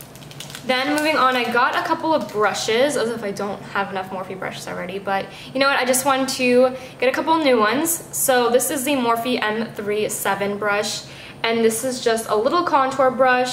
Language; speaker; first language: English; native; English